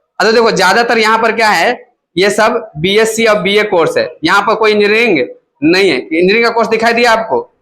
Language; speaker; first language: Hindi; native; Hindi